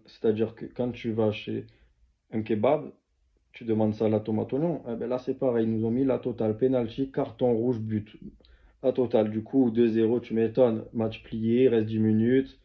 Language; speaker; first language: French; native; French